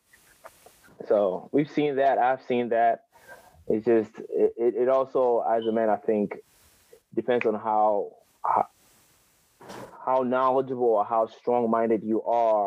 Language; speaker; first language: English; non-native, local second language; Akan